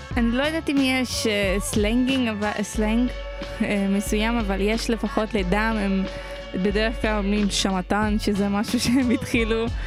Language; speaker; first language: Hebrew; non-native, local second language; Arabic